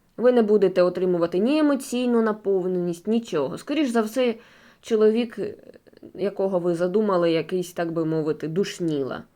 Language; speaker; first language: Ukrainian; non-native, local second language; Russian